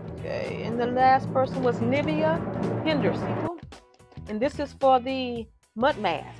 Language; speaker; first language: English; native; English